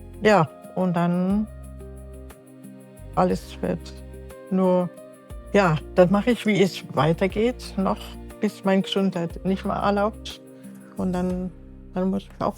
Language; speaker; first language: German; non-native, learner; Arabic